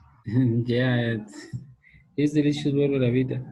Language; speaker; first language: English; non-native, learner; Spanish